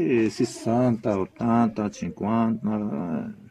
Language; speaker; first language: Italian; non-native, learner; Arabic